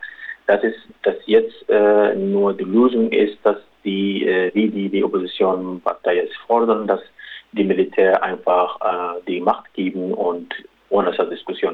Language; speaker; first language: German; non-native, local second language; Arabic